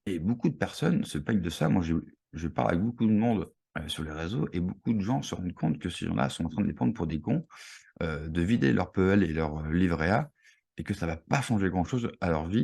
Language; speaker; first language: French; native; French